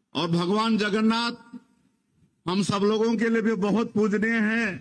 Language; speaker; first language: Hindi; native; Hindi